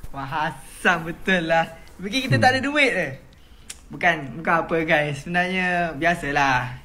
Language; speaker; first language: Malay; native; Malay